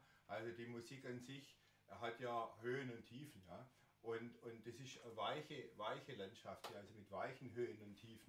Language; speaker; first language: German; native; German